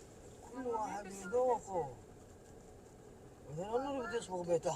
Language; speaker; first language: Arabic; native; Arabic